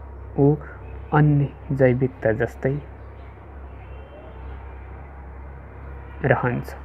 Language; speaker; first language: Nepali; native; Nepali